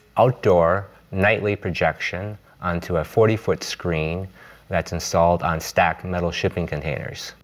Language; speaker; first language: English; native; English